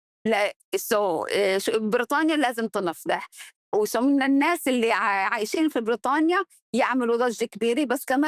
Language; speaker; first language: Arabic; early bilingual, heritage; Arabic